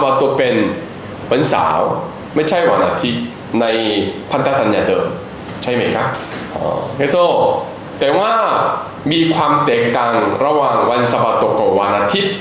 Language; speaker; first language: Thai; non-native, fluent; Korean